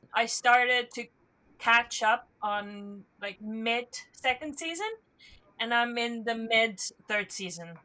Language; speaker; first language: English; non-native, fluent; Estonian